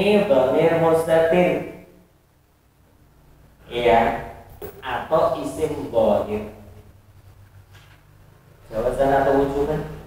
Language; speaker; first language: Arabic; non-native, learner; Indonesian